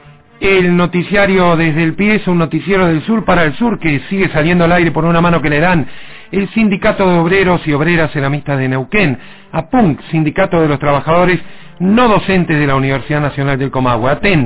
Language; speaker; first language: Spanish; native; Spanish